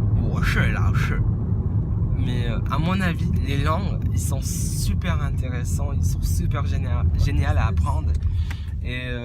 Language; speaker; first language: French; non-native, fluent; English